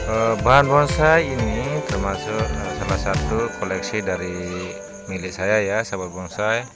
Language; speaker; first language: Indonesian; native; Indonesian